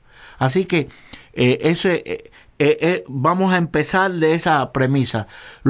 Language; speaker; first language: Spanish; native; Spanish